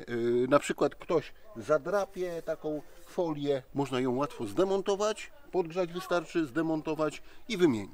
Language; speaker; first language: Polish; native; Polish